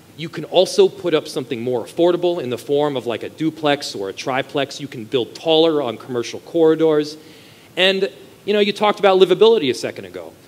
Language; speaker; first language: English; native; English